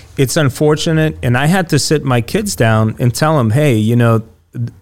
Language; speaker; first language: English; early bilingual, other home language; Russian